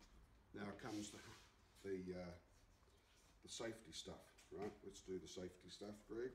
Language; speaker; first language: English; native; English